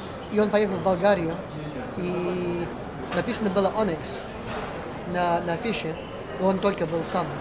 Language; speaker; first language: Russian; early bilingual, heritage; Russian